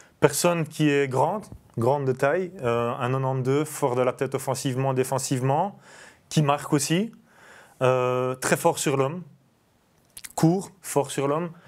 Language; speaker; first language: French; native; French